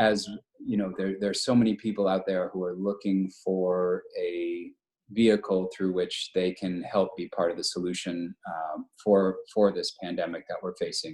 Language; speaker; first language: English; native; English